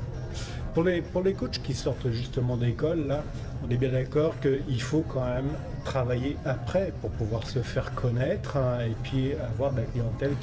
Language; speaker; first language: French; native; French